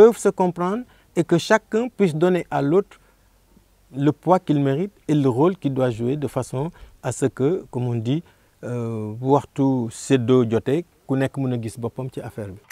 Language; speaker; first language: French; non-native, local second language; Wolof